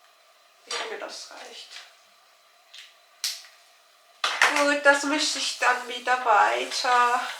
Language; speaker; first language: German; non-native, learner; Turkish